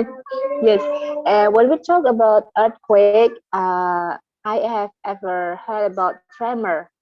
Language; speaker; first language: English; non-native, learner; Indonesian